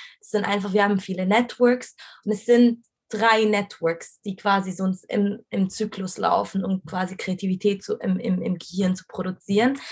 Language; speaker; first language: German; non-native, fluent; Arabic